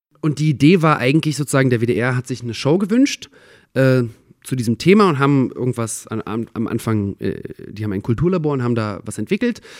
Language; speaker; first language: German; early bilingual, other home language; Russian